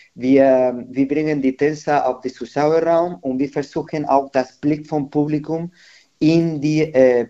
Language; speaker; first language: German; non-native, learner; Spanish